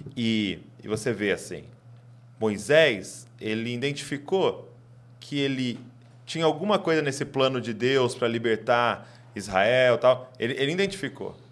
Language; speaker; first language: Portuguese; native; Portuguese